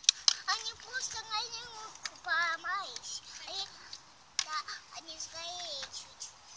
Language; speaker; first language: Russian; early bilingual, heritage; Russian